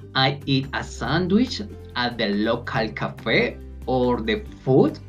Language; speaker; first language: English; non-native, learner; Spanish